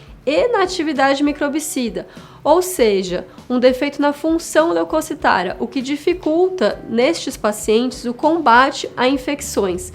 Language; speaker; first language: Portuguese; native; Portuguese